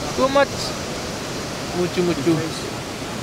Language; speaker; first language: English; non-native, learner; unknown